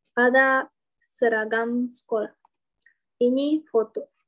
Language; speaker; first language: Indonesian; non-native, learner; Japanese